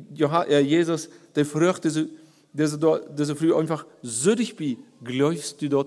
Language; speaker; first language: German; non-native, learner; Plautdietsch